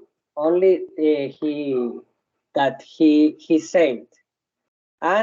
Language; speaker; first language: English; non-native, learner; Spanish